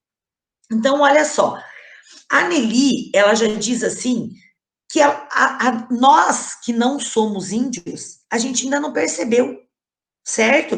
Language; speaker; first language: Portuguese; native; Portuguese